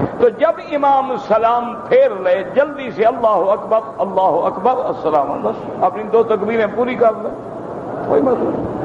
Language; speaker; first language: Urdu; native; Urdu